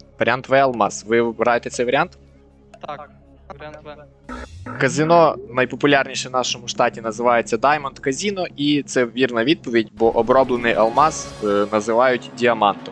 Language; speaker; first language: Ukrainian; native; Ukrainian